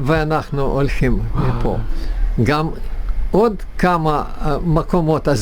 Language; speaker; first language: Hebrew; non-native, learner; Russian